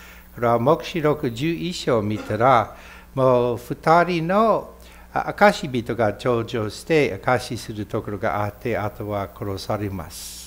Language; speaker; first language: Japanese; non-native, fluent; English